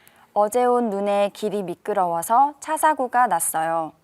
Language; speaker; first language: Korean; native; Korean